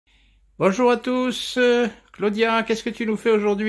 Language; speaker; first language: French; native; French